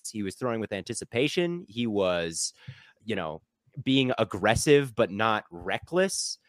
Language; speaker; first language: English; native; English